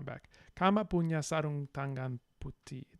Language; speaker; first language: Indonesian; non-native, learner; English